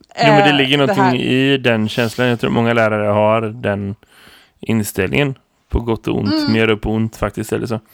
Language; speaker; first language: Swedish; native; Swedish